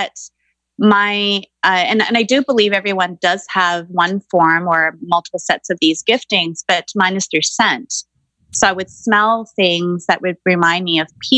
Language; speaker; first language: English; native; English